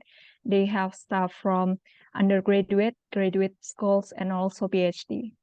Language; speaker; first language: English; non-native, local second language; Indonesian